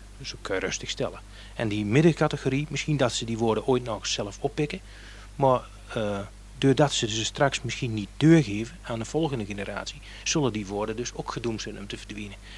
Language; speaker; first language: Dutch; native; Dutch